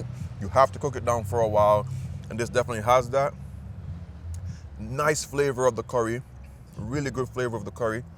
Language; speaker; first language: English; native; English